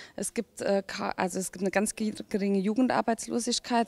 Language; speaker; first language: German; native; German